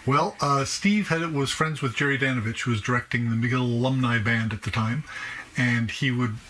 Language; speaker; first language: English; native; English